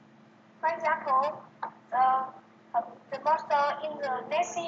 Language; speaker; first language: English; non-native, learner; Vietnamese